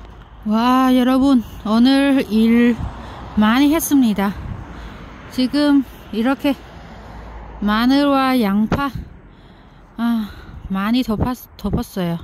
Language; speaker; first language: Korean; non-native, learner; Vietnamese